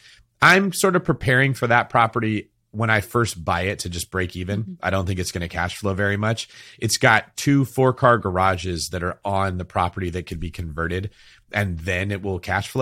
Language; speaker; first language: English; native; English